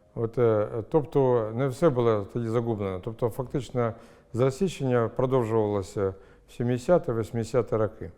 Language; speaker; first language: Ukrainian; non-native, local second language; Russian